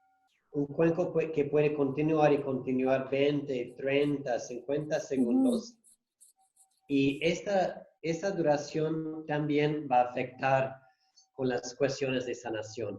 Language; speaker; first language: Spanish; non-native, fluent; English